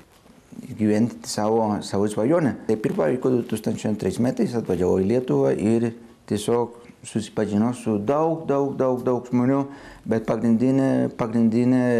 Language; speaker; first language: Lithuanian; non-native, fluent; Spanish